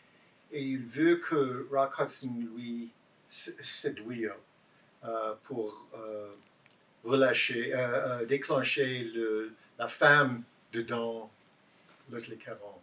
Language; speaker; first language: French; non-native, learner; English